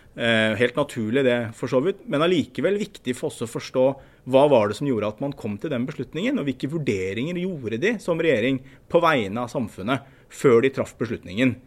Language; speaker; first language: Norwegian; native; Norwegian